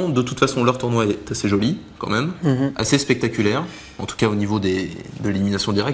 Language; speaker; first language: French; native; French